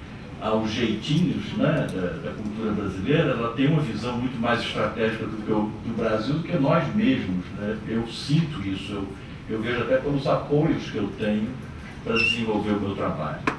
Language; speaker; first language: Portuguese; native; Portuguese